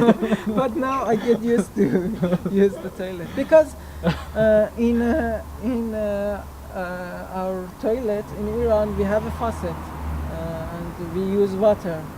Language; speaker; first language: English; non-native, learner; Persian